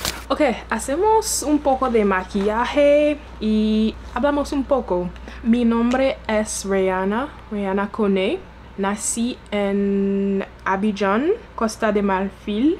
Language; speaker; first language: Spanish; non-native, learner; French